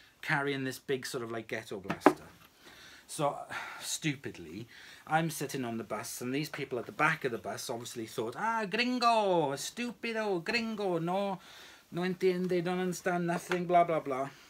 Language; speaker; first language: English; native; English